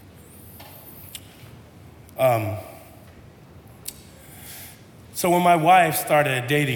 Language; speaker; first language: English; native; English